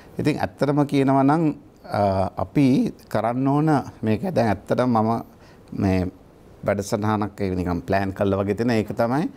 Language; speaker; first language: Sinhala; native; Sinhala